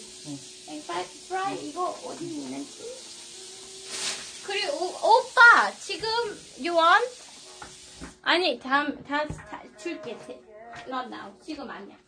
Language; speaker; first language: Korean; non-native, learner; Swedish